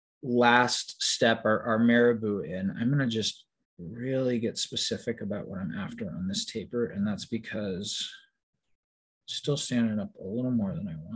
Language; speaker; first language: English; native; English